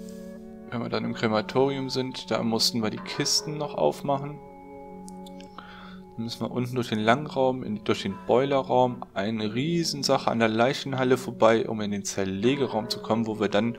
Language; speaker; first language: German; native; German